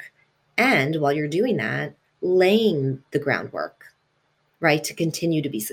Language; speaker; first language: English; early bilingual, other home language; Italian